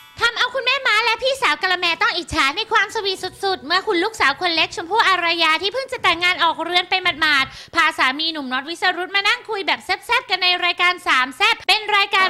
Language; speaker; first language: Thai; native; Thai